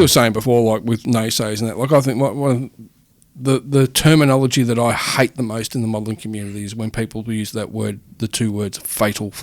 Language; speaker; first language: English; native; English